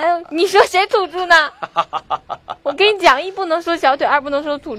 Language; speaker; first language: Chinese; native; Chinese